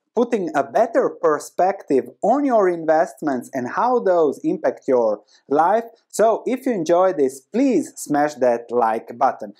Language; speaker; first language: English; non-native, fluent; Croatian